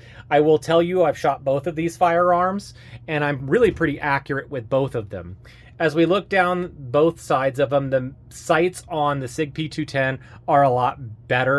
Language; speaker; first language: English; native; English